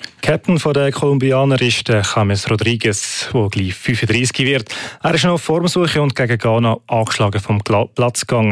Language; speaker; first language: German; native; German